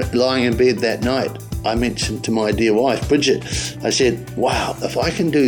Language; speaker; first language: English; native; English